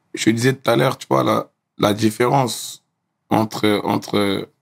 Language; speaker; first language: French; native; French